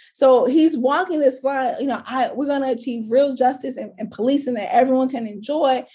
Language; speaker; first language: English; native; English